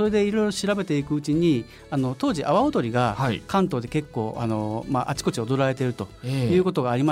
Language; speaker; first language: Japanese; native; Japanese